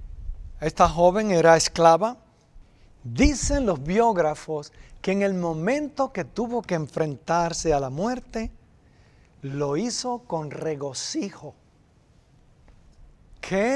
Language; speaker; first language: Spanish; native; Spanish